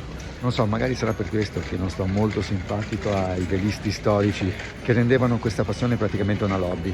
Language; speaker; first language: Italian; native; Italian